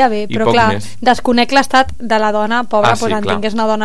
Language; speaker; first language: Catalan; native; Catalan